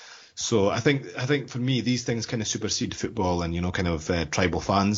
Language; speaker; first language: English; native; English